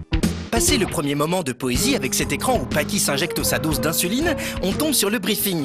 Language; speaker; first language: French; native; French